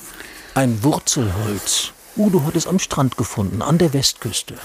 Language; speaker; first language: German; native; German